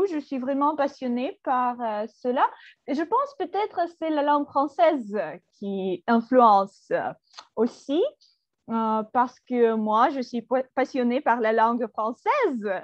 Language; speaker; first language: French; non-native, fluent; Russian